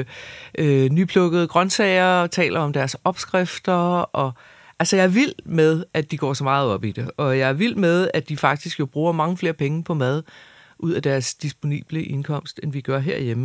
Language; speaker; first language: Danish; native; Danish